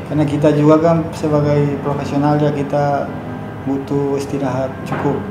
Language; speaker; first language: Indonesian; non-native, fluent; Spanish